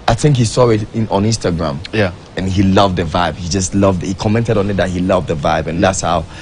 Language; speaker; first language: English; non-native, local second language; Akan